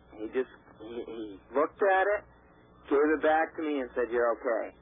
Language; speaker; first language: English; native; English